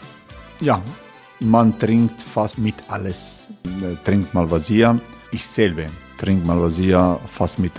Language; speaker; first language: German; non-native, fluent; Croatian